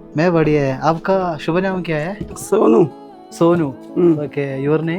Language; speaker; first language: Hindi; non-native, local second language; Malayalam